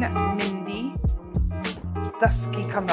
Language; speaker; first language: Welsh; non-native, learner; English